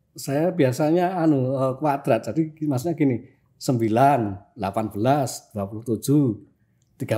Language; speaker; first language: Indonesian; non-native, local second language; Javanese